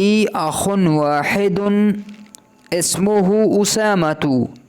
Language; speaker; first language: Arabic; non-native, fluent; Urdu